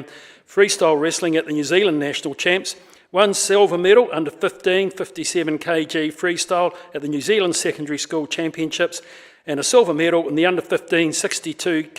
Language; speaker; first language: English; native; English